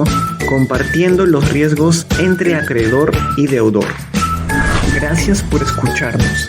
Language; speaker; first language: Spanish; native; Spanish